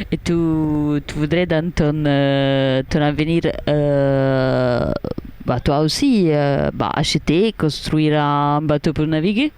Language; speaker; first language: French; non-native, learner; Italian